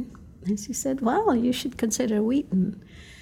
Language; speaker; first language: English; non-native, local second language; Filipino